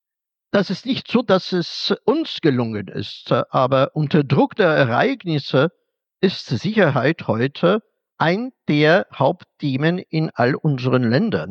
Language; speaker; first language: German; non-native, fluent; Polish